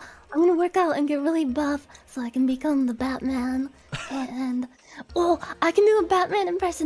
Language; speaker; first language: English; native; English